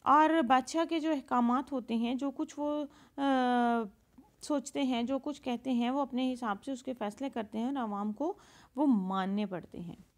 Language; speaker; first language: Urdu; non-native, local second language; Punjabi